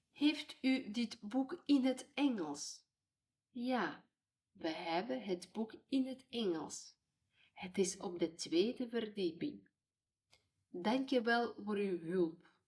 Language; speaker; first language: Dutch; non-native, fluent; Ukrainian